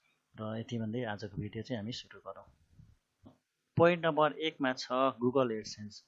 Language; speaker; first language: Nepali; native; Nepali